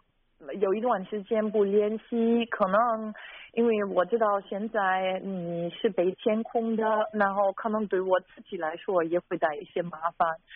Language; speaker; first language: Chinese; non-native, fluent; German